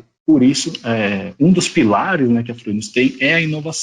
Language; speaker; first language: Portuguese; native; Portuguese